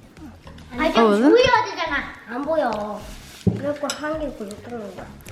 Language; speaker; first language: Korean; early bilingual, heritage; English